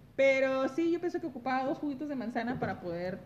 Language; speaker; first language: Spanish; early bilingual, heritage; Spanish